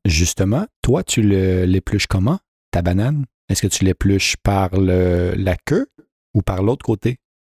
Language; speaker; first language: French; early bilingual, heritage; French